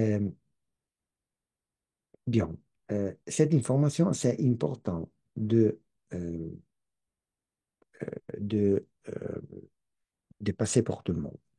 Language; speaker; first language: French; non-native, learner; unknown